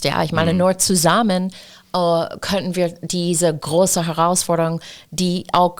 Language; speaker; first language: German; non-native, fluent; English